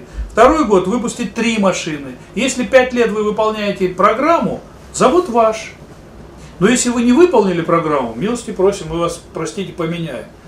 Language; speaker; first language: Russian; native; Russian